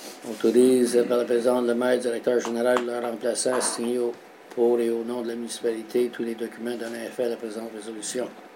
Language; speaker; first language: French; native; French